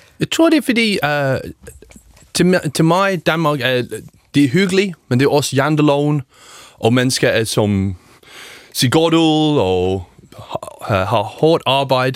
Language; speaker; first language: Danish; non-native, learner; English